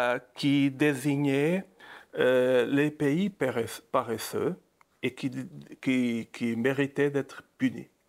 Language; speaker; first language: French; non-native, fluent; Portuguese